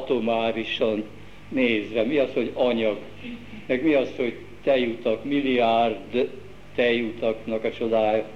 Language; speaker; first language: Hungarian; native; Hungarian